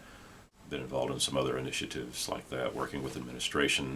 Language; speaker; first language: English; native; English